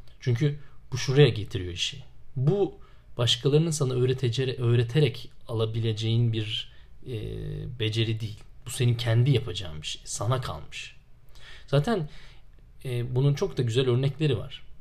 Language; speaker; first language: Turkish; native; Turkish